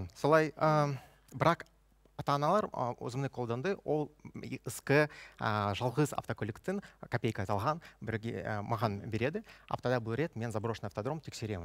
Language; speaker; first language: Kazakh; non-native, local second language; Russian